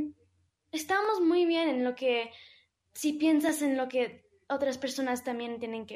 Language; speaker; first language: Spanish; early bilingual, heritage; English